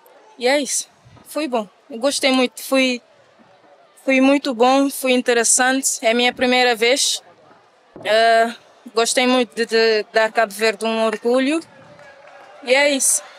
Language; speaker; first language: Portuguese; non-native, local second language; Kabuverdianu